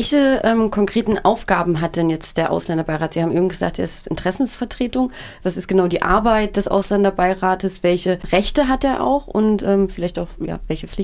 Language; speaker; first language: German; native; German